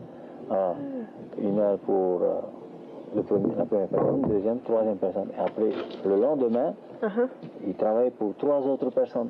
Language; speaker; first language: French; non-native, local second language; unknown